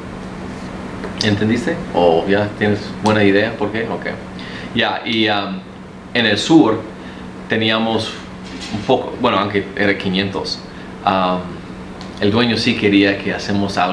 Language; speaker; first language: Spanish; early bilingual, heritage; Spanish